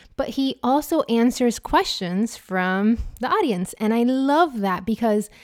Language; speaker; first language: English; non-native, fluent; Spanish